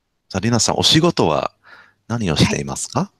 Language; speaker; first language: Japanese; non-native, fluent; English